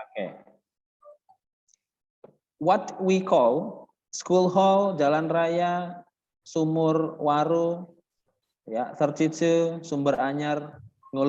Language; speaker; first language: English; non-native, fluent; Indonesian